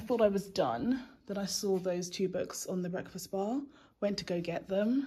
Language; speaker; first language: English; native; English